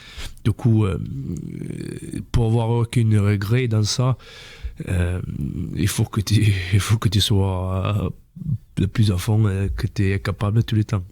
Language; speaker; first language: French; non-native, fluent; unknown